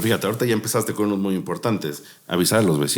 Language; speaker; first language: Spanish; native; Spanish